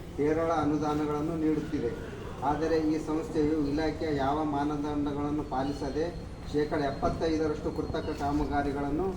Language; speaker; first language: Kannada; native; Kannada